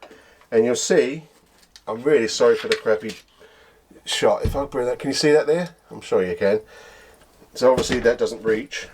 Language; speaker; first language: English; native; English